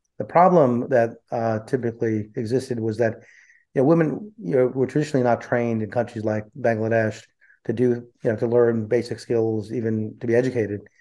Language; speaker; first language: English; early bilingual, other home language; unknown